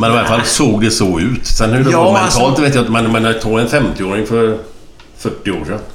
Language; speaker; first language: Swedish; native; Swedish